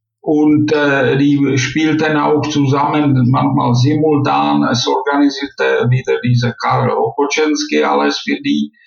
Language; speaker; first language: German; non-native, fluent; Czech